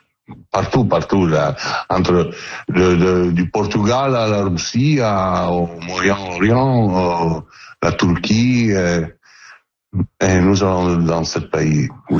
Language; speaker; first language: French; non-native, learner; Italian